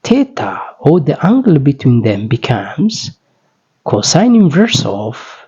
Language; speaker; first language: English; non-native, local second language; Amharic